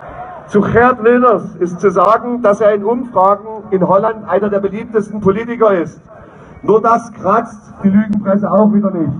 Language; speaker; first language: German; native; German